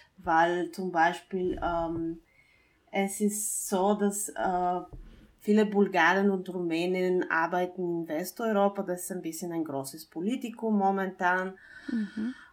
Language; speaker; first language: German; non-native, fluent; Bulgarian